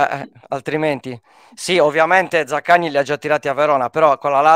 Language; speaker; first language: Italian; native; Italian